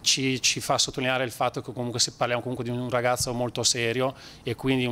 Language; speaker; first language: Italian; native; Italian